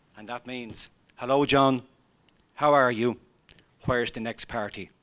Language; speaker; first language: English; native; English